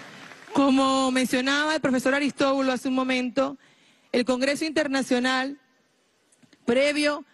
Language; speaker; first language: Spanish; native; Spanish